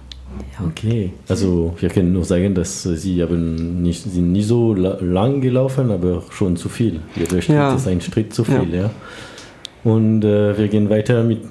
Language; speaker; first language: German; non-native, learner; French